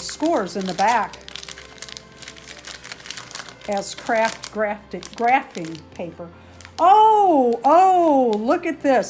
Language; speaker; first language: English; native; English